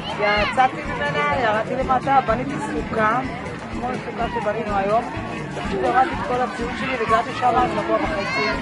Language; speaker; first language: Hebrew; native; Hebrew